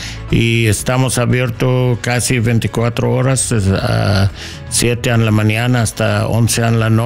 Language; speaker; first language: Spanish; non-native, learner; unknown